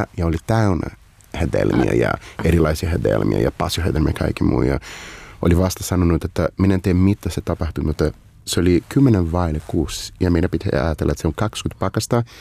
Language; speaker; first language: Finnish; non-native, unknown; Portuguese